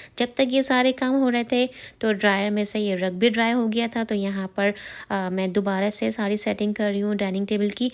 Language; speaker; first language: Urdu; native; Urdu